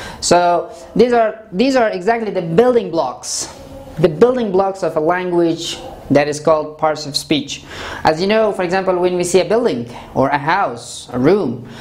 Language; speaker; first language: English; non-native, fluent; Persian